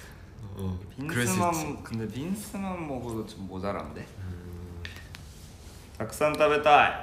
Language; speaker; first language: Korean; non-native, learner; Japanese